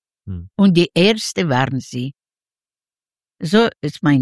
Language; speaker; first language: German; non-native, learner; Russian